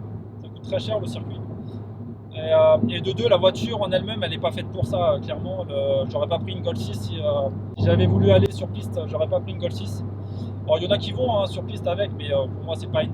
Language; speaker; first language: French; native; French